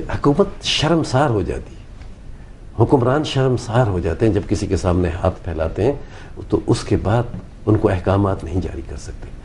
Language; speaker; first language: Urdu; non-native, local second language; Punjabi